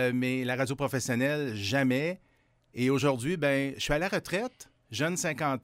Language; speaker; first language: French; native; French